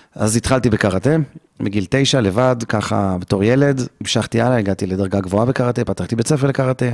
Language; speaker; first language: Hebrew; native; Hebrew